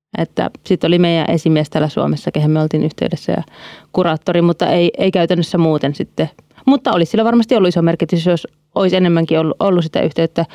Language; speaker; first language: Finnish; native; Finnish